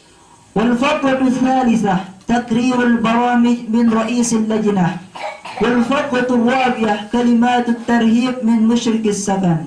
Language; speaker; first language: Arabic; non-native, fluent; Indonesian